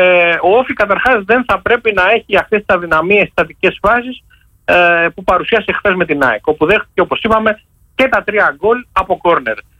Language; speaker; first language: Greek; native; Greek